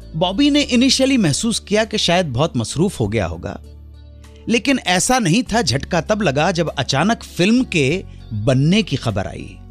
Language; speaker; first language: Hindi; native; Hindi